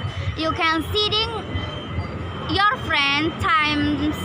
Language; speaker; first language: English; non-native, learner; Indonesian